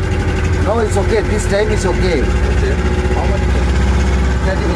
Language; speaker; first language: English; non-native, learner; Bangla